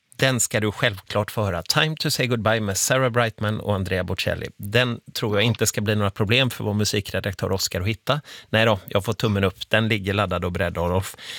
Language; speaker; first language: Swedish; native; Swedish